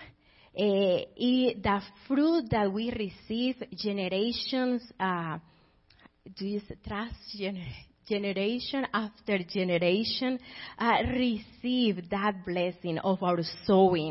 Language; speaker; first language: English; non-native, fluent; Spanish